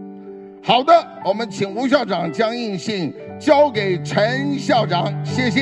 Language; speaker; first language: Chinese; native; Chinese